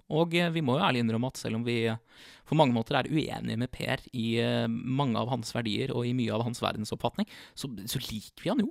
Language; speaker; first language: Norwegian; native; Norwegian